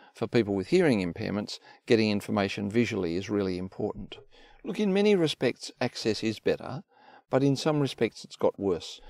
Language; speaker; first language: English; native; English